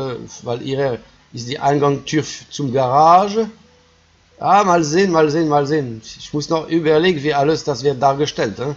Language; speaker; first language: German; non-native, fluent; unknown